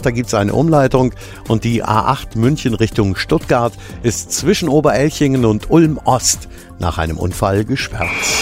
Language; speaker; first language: German; native; German